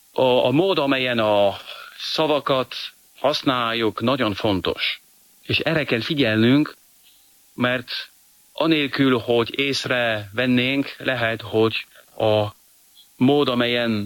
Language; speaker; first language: Hungarian; non-native, fluent; French